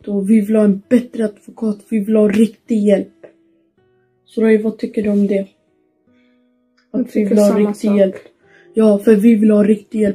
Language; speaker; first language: Swedish; early bilingual, other home language; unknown